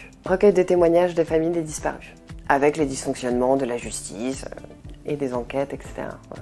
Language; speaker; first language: French; native; French